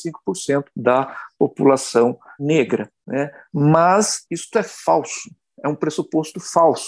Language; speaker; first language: Portuguese; native; Portuguese